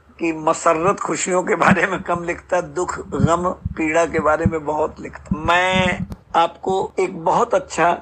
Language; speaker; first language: Hindi; native; Hindi